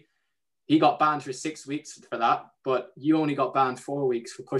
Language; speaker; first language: English; native; English